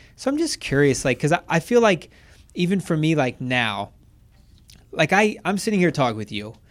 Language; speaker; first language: English; native; English